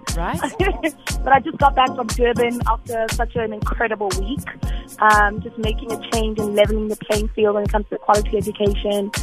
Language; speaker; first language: English; non-native, local second language; Zulu